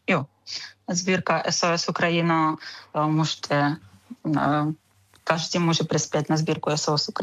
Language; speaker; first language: Czech; non-native, learner; Ukrainian